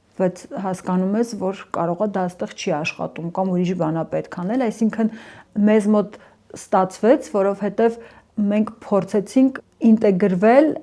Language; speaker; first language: Armenian; early bilingual, heritage; Armenian